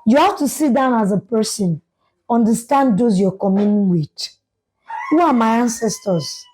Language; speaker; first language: English; non-native, local second language; Yoruba